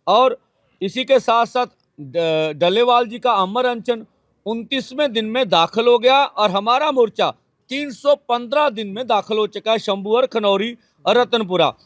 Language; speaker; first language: Hindi; non-native, local second language; Punjabi